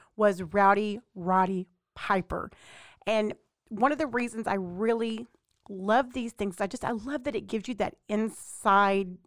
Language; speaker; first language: English; native; English